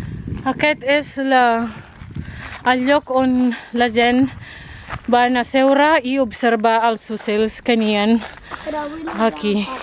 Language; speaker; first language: Catalan; non-native, learner; Filipino